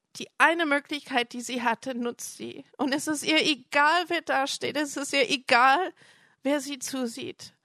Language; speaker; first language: German; non-native, fluent; English